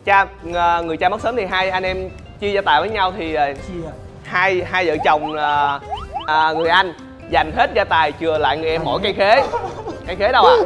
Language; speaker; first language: Vietnamese; native; Vietnamese